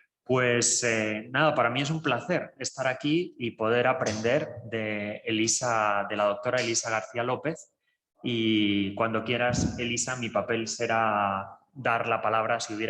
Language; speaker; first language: Spanish; native; Spanish